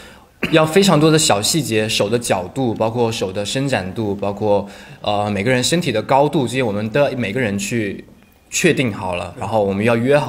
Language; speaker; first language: Chinese; native; Chinese